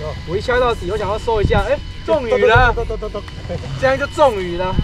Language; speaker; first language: Chinese; native; Chinese